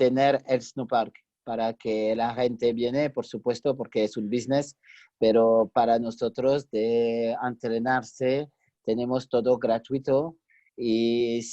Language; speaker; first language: Spanish; non-native, fluent; French